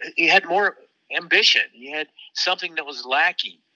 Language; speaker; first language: English; native; English